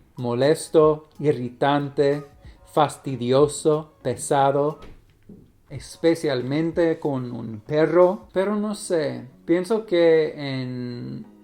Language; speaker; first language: Spanish; non-native, learner; English